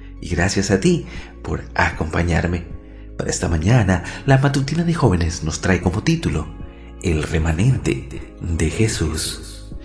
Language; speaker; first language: Spanish; native; Spanish